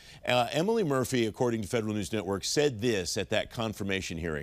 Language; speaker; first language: English; native; English